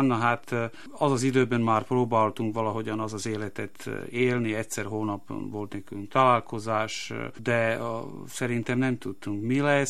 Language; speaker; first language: Hungarian; non-native, local second language; Slovak